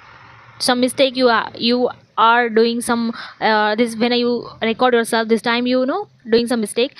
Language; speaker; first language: English; non-native, learner; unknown